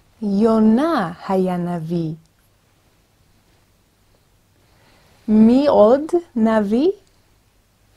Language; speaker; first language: Hebrew; non-native, fluent; English